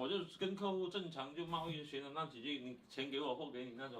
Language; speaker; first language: Chinese; native; Chinese